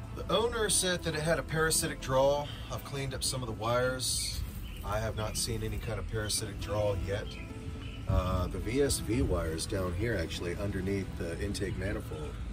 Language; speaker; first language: English; native; English